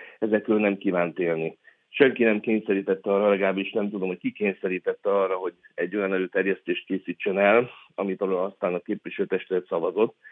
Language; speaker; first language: Hungarian; native; Hungarian